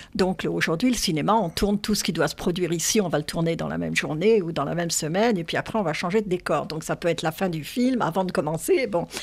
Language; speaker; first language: French; native; French